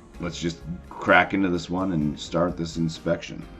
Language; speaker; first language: English; native; English